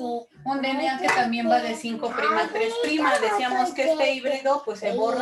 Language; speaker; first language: Spanish; native; Spanish